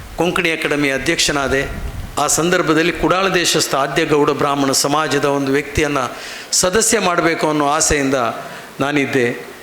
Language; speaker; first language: Kannada; non-native, local second language; Konkani